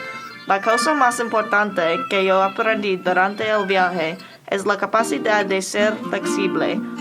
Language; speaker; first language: Spanish; non-native, learner; English